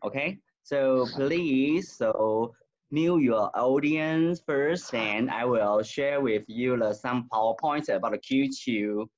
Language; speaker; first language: English; non-native, learner; Chinese